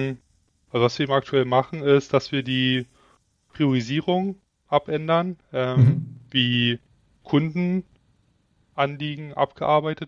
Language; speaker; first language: German; native; German